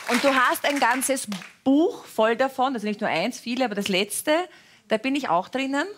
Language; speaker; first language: German; native; German